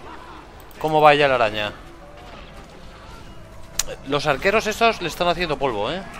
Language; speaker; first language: Spanish; native; Spanish